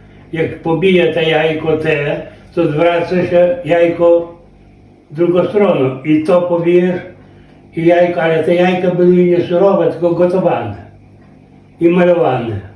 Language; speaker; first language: Polish; non-native, local second language; Belarusian